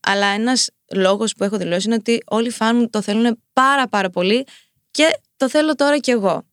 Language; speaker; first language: Greek; early bilingual, heritage; Greek